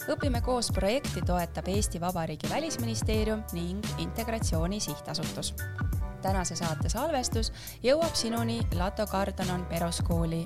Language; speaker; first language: Estonian; native; Estonian